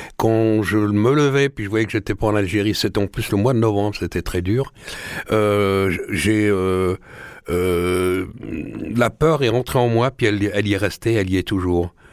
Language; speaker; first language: French; early bilingual, other home language; Arabic